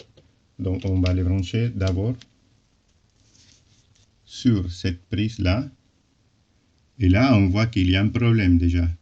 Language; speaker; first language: French; non-native, fluent; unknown